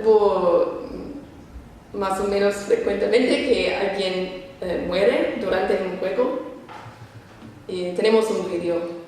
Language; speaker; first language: Spanish; non-native, fluent; English